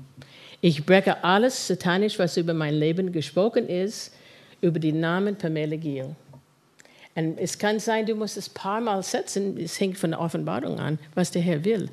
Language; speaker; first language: German; non-native, fluent; English